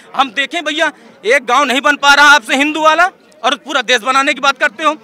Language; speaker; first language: Hindi; native; Hindi